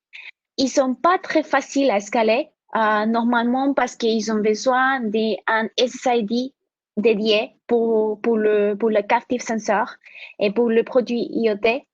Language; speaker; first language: French; non-native, fluent; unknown